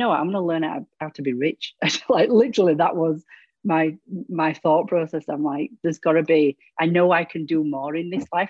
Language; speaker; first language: English; native; English